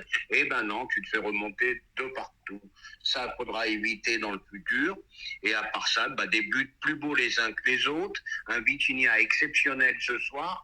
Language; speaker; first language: French; native; French